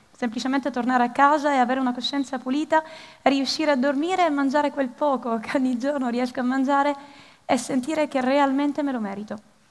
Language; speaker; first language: Italian; early bilingual, other home language; Arabic